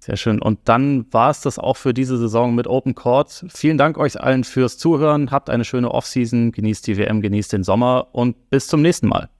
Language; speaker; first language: German; native; German